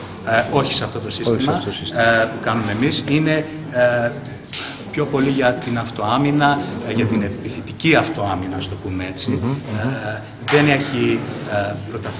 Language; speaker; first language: Greek; early bilingual, heritage; Greek